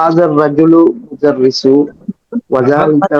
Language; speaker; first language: Arabic; non-native, learner; Tamil